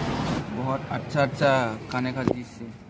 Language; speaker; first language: Hindi; non-native, local second language; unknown